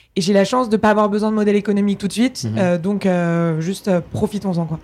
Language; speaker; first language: French; native; French